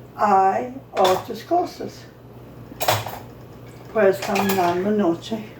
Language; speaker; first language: Spanish; non-native, learner; English